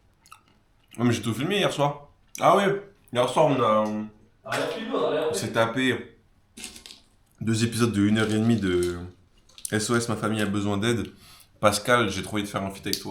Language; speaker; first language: French; native; French